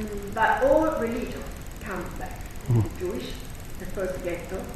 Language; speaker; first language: English; non-native, learner; Italian